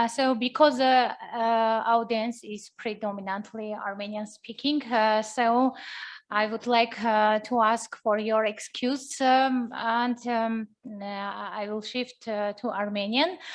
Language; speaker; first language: English; non-native, fluent; Armenian